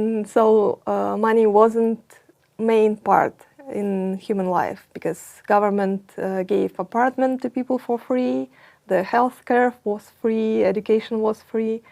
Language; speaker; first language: English; non-native, fluent; Russian